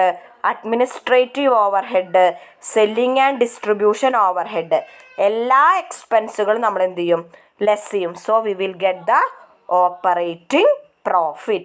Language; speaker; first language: Malayalam; native; Malayalam